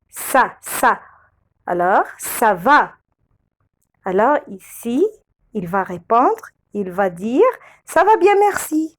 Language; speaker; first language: French; non-native, fluent; Arabic